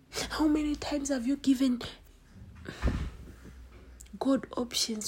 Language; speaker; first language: English; non-native, local second language; Swahili